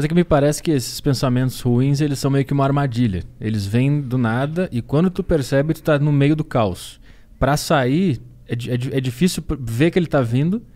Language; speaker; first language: Portuguese; native; Portuguese